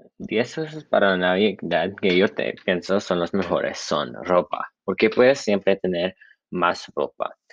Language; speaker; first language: Spanish; non-native, learner; English